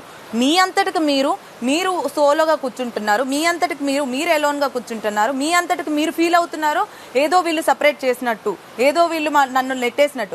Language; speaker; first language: Telugu; native; Telugu